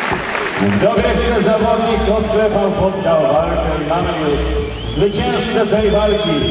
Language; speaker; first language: Polish; native; Polish